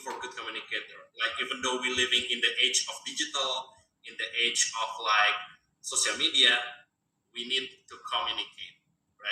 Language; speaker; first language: English; non-native, fluent; Indonesian